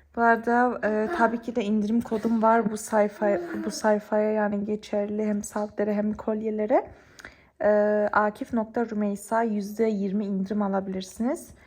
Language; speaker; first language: Turkish; early bilingual, heritage; Turkish